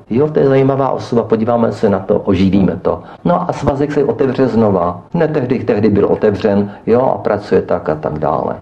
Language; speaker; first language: Czech; native; Czech